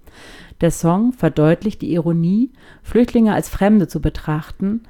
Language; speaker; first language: German; native; German